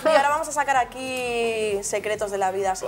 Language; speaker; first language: Spanish; native; Spanish